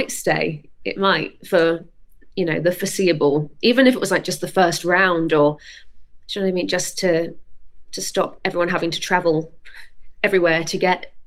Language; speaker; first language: English; native; English